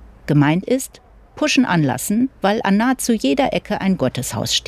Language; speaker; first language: German; native; German